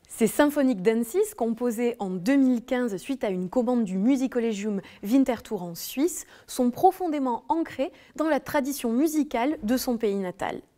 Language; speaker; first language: French; native; French